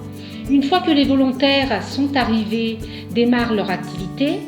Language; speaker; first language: French; non-native, fluent; Italian